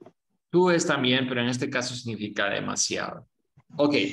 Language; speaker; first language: Spanish; native; Spanish